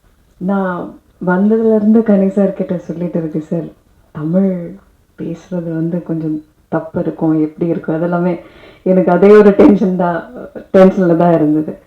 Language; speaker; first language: Tamil; non-native, fluent; Malayalam